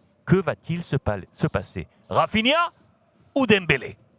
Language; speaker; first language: French; native; French